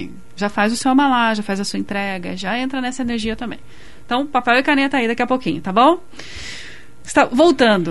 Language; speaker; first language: Portuguese; native; Portuguese